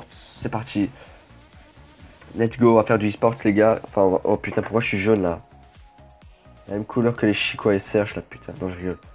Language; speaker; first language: French; native; French